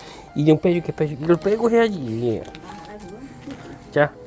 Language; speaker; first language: Korean; native; Korean